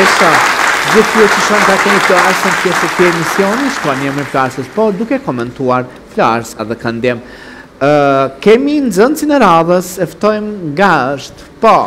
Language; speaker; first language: Albanian; native; Albanian